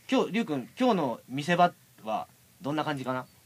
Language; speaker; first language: Japanese; native; Japanese